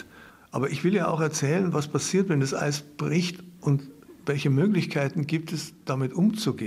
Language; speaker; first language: German; native; German